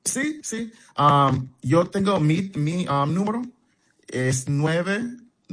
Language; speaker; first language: Spanish; early bilingual, heritage; Spanish